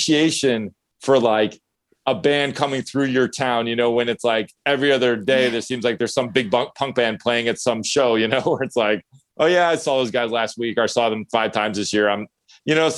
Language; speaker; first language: English; native; English